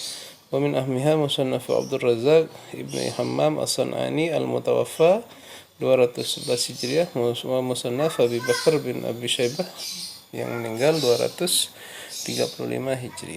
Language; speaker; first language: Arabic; non-native, fluent; Indonesian